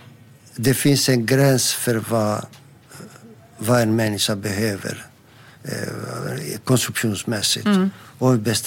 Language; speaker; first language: Swedish; non-native, fluent; Greek